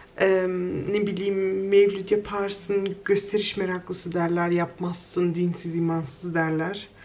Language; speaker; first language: Turkish; native; Turkish